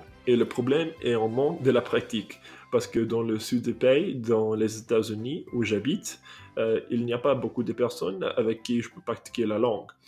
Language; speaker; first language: French; non-native, fluent; English